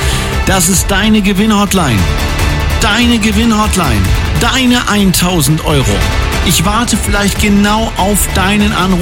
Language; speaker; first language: German; native; German